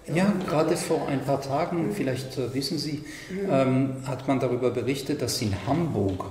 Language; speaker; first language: German; non-native, fluent; French